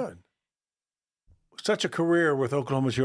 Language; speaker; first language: English; native; English